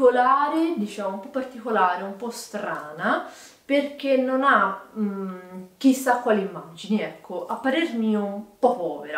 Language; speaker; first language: Italian; native; Italian